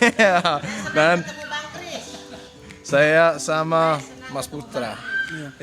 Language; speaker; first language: Indonesian; non-native, learner; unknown